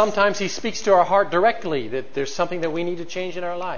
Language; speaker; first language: English; native; English